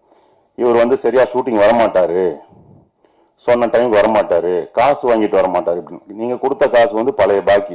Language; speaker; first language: Tamil; native; Tamil